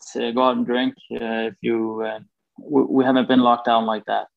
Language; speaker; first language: English; non-native, fluent; Swedish